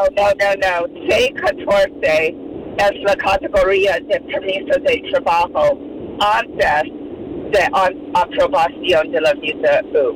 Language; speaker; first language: Spanish; non-native, fluent; English